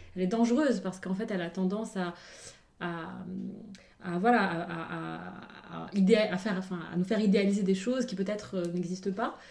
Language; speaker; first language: French; non-native, local second language; Arabic